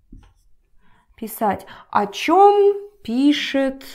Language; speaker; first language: Russian; non-native, learner; English